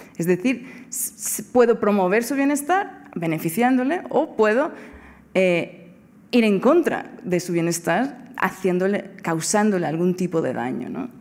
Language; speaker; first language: Spanish; non-native, fluent; Portuguese